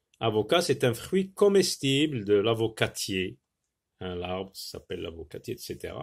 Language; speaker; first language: French; non-native, local second language; Arabic